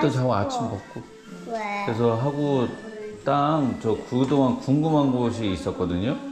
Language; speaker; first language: Korean; native; Korean